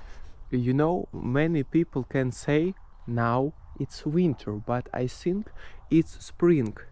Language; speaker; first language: English; non-native, fluent; Russian